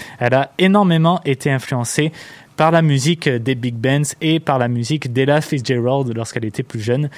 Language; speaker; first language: French; native; French